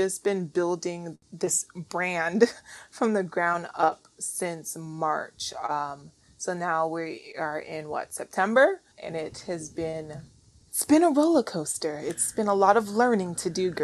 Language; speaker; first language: English; native; English